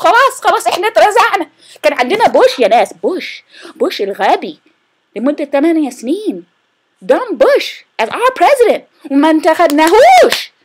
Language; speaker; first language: Arabic; non-native, fluent; English